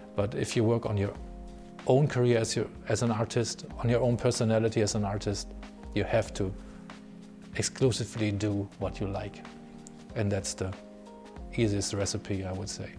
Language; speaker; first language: English; non-native, fluent; German